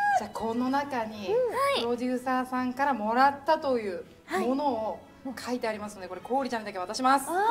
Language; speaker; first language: Japanese; native; Japanese